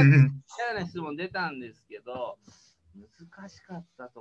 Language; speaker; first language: Japanese; native; Japanese